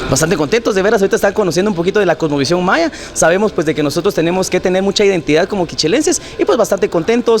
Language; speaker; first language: Spanish; native; Spanish